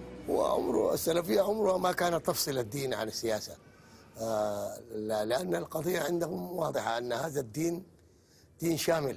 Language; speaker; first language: Arabic; native; Arabic